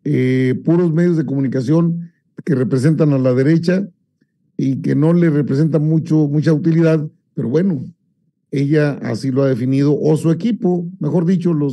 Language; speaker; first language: Spanish; native; Spanish